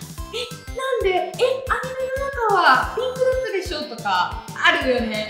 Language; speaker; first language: Japanese; non-native, fluent; Italian